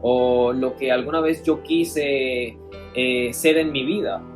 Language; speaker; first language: Spanish; native; Spanish